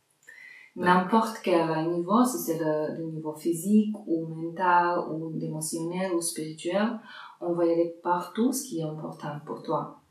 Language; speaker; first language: French; non-native, fluent; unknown